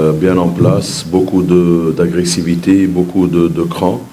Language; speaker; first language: French; non-native, local second language; Arabic